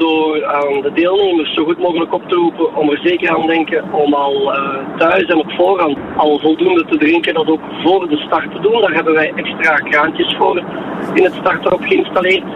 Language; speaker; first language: Dutch; native; Dutch